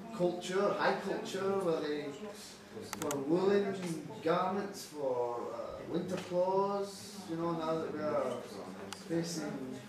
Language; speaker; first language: English; native; English